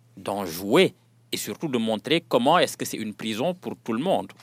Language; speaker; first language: French; non-native, local second language; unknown